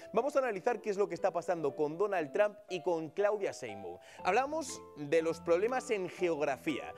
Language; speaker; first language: Spanish; native; Spanish